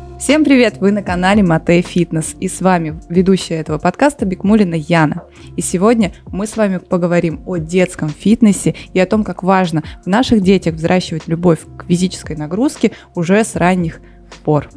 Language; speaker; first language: Russian; native; Russian